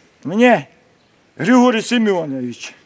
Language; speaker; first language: Russian; native; Russian